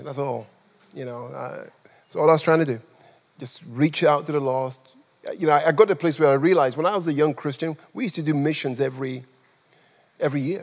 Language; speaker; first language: English; non-native, local second language; Yoruba